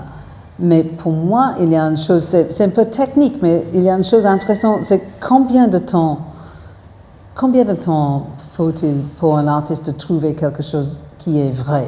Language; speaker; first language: French; non-native, fluent; English